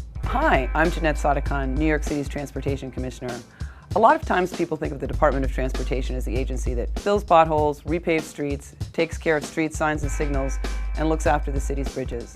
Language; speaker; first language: English; native; English